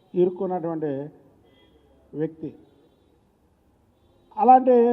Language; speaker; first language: Telugu; native; Telugu